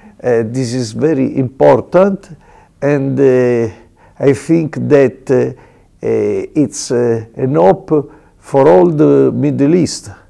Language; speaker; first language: English; non-native, learner; Italian